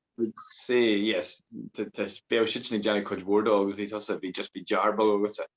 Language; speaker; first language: Irish; native; Irish